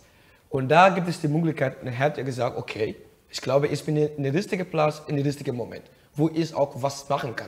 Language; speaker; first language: German; non-native, fluent; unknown